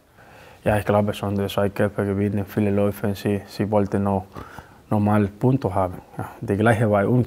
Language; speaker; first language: German; non-native, learner; Spanish